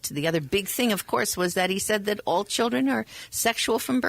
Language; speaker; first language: English; native; English